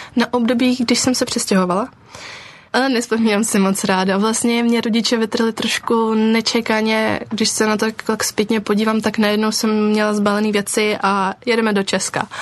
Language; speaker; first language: Czech; early bilingual, other home language; Ukrainian